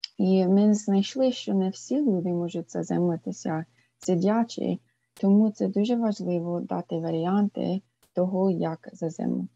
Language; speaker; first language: Ukrainian; non-native, fluent; English